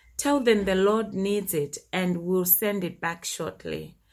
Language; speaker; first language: English; non-native, local second language; Shona